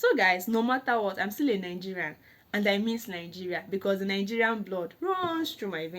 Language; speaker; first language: English; non-native, local second language; Igbo